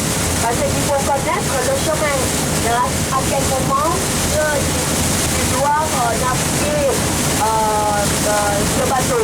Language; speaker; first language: French; non-native, learner; Thai